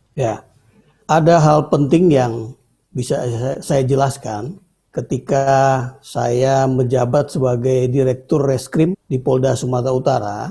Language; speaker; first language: Indonesian; native; Indonesian